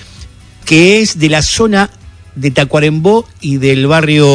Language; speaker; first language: Spanish; native; Spanish